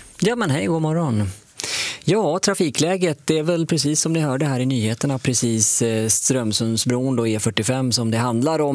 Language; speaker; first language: Swedish; native; Swedish